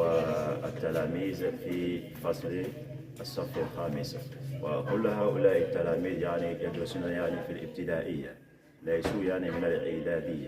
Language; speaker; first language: Arabic; non-native, fluent; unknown